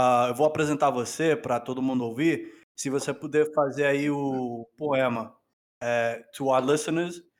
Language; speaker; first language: Portuguese; non-native, fluent; English